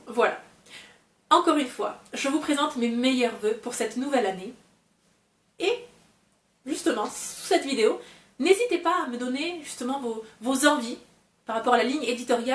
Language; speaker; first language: French; native; French